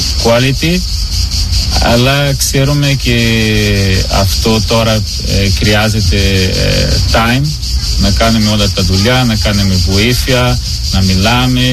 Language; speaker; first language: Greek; non-native, learner; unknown